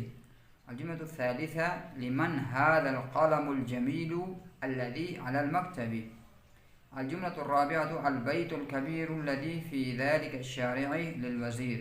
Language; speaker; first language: Arabic; non-native, fluent; Urdu